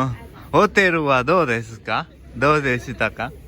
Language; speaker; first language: Japanese; non-native, learner; Nepali